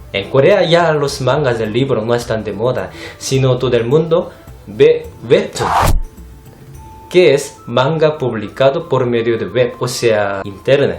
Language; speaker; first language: Spanish; non-native, fluent; Korean